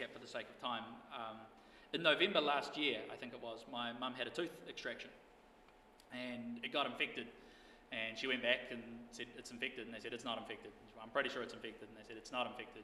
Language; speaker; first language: English; native; English